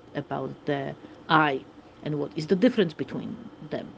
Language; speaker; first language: English; non-native, fluent; Polish